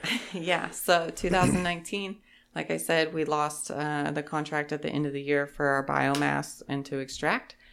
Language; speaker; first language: English; native; English